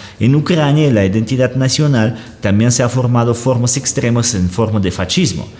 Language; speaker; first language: Spanish; non-native, fluent; Russian